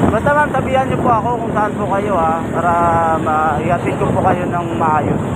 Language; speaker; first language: Filipino; non-native, local second language; Cebuano